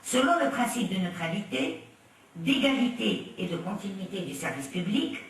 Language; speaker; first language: French; non-native, local second language; Arabic